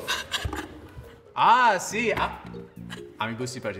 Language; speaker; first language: Spanish; non-native, learner; English